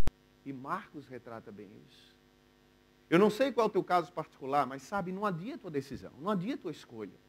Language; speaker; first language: Portuguese; native; Portuguese